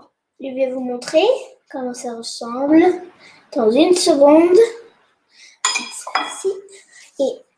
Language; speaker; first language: French; non-native, fluent; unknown